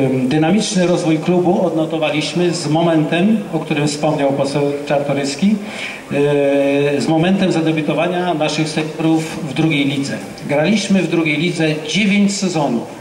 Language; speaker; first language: Polish; native; Polish